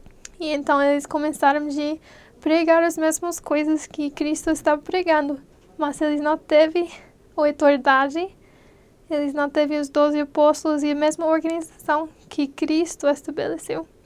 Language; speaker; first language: Portuguese; non-native, fluent; English